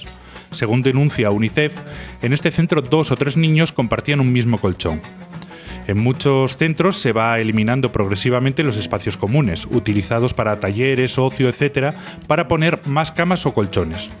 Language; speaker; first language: Spanish; native; Spanish